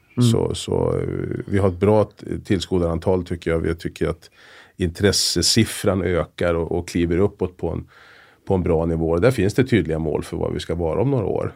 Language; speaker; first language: Swedish; native; Swedish